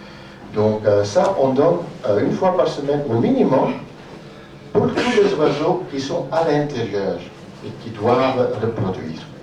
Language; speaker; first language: French; non-native, local second language; Dutch